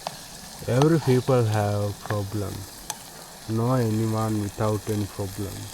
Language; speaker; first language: English; non-native, learner; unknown